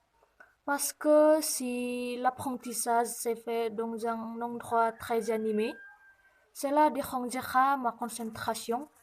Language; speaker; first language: French; non-native, learner; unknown